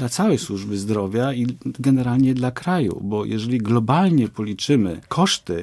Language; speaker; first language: Polish; native; Polish